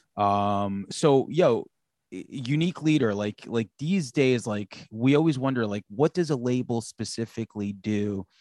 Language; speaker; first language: English; native; English